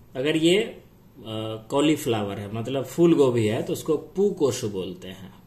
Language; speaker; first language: Hindi; native; Hindi